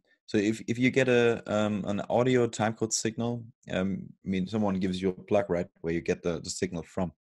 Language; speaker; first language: English; non-native, fluent; German